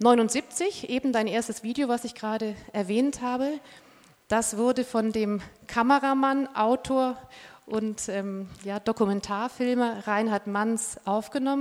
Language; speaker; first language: German; native; German